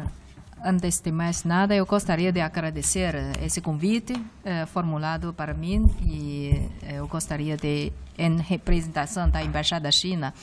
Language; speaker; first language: Portuguese; non-native, fluent; Chinese